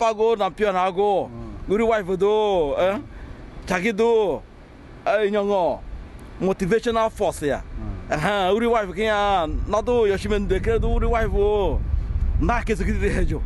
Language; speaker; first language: Korean; non-native, learner; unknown